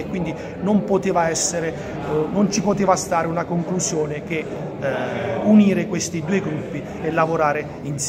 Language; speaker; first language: Italian; native; Italian